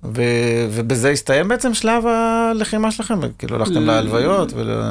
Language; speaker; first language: Hebrew; native; Hebrew